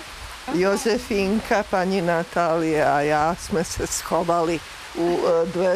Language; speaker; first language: Czech; non-native, fluent; Serbian